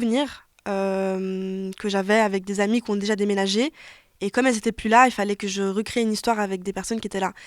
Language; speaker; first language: French; native; French